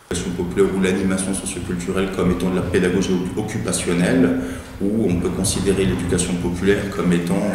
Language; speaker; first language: French; native; French